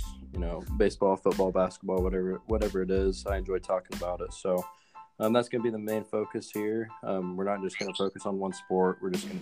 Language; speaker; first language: English; native; English